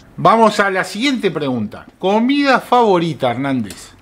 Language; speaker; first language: Spanish; native; Spanish